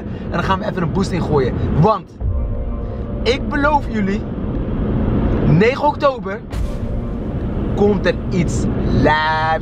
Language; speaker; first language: Dutch; native; Dutch